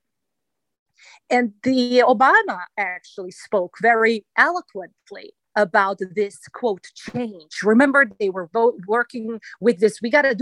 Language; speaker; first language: English; non-native, fluent; Serbian